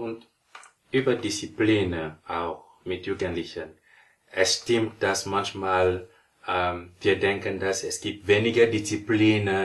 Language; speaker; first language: German; non-native, fluent; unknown